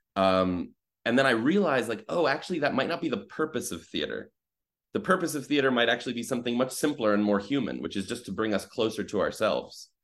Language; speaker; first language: English; native; English